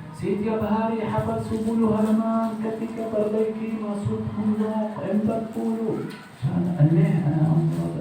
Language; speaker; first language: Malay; non-native, learner; Arabic